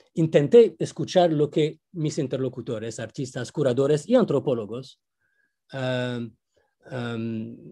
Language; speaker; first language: Spanish; non-native, fluent; Arabic